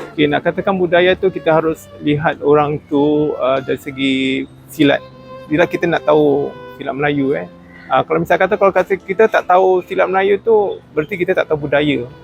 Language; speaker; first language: Malay; native; Malay